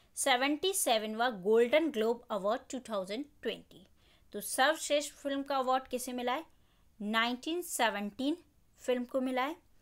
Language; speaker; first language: Hindi; native; Hindi